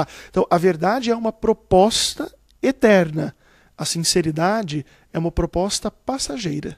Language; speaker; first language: Portuguese; native; Portuguese